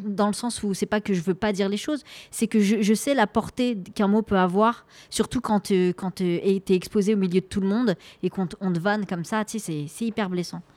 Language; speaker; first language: French; native; French